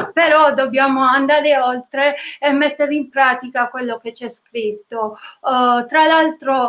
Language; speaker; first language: Italian; native; Italian